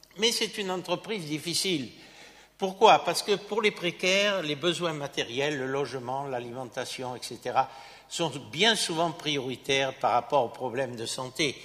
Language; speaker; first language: French; native; French